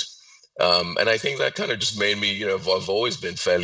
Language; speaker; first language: English; non-native, local second language; Yoruba